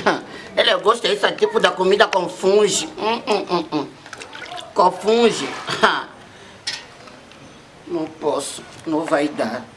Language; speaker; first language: Portuguese; non-native, learner; Lingala